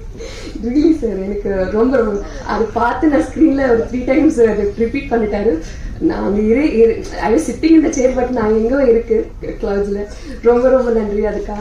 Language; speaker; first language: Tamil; non-native, learner; Telugu